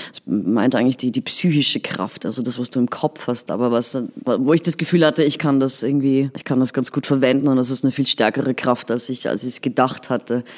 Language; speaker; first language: German; native; German